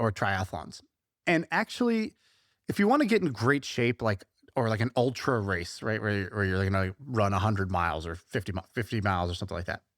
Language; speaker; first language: English; native; English